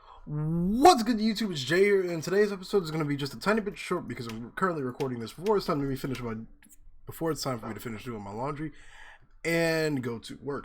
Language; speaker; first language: English; native; English